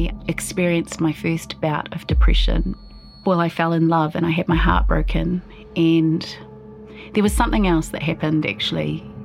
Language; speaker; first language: English; native; English